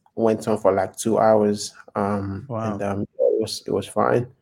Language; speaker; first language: English; non-native, local second language; Yoruba